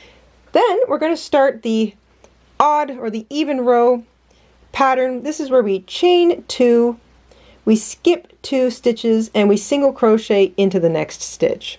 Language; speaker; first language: English; native; English